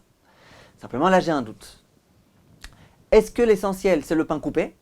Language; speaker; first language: French; native; French